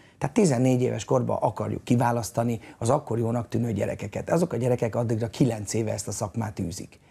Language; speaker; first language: Hungarian; native; Hungarian